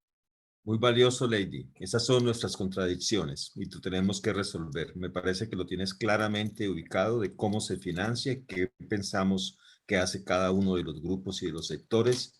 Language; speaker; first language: Spanish; native; Spanish